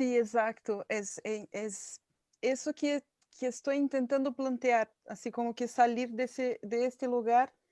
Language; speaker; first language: Spanish; non-native, fluent; Portuguese